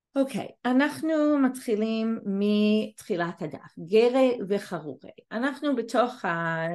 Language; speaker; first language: Hebrew; non-native, fluent; English